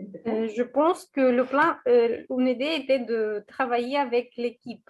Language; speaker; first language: French; non-native, fluent; Russian